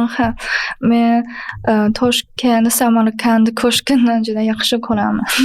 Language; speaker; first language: Uzbek; non-native, learner; Chinese